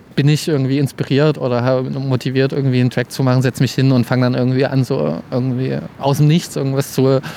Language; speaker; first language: German; native; German